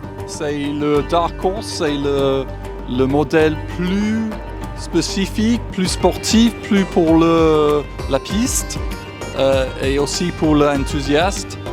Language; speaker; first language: French; non-native, fluent; English